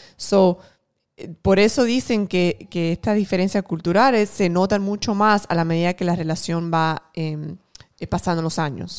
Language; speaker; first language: Spanish; early bilingual, heritage; Spanish